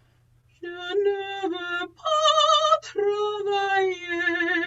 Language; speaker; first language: French; non-native, learner; English